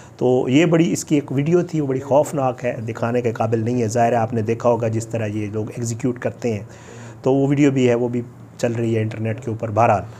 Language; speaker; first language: Urdu; native; Urdu